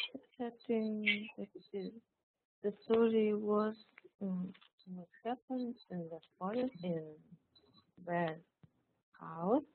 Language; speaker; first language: English; non-native, learner; Tuvinian